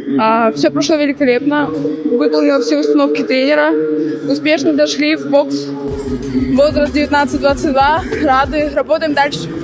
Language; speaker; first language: Russian; native; Russian